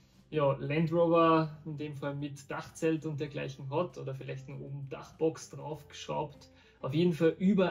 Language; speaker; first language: German; native; German